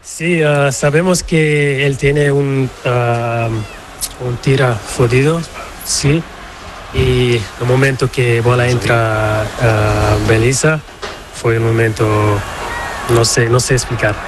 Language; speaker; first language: Spanish; non-native, learner; Portuguese